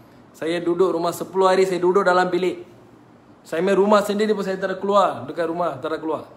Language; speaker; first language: Malay; non-native, local second language; Tamil